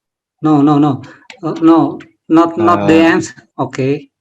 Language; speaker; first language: English; non-native, learner; Indonesian